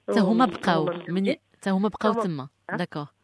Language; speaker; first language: Arabic; native; Arabic